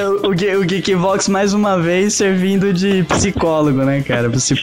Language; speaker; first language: Portuguese; native; Portuguese